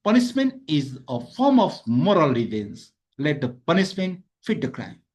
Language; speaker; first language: English; non-native, local second language; Nepali